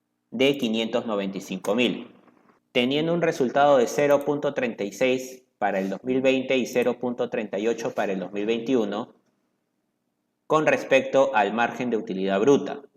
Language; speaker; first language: Spanish; native; Spanish